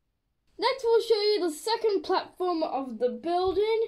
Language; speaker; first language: English; native; English